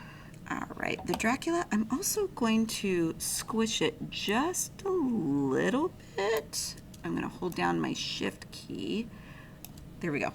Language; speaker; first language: English; native; English